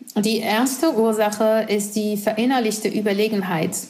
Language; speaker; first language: German; non-native, fluent; French